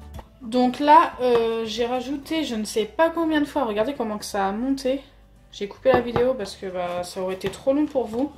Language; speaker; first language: French; native; French